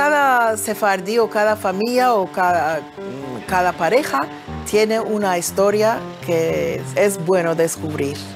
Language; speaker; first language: Spanish; early bilingual, heritage; Ladino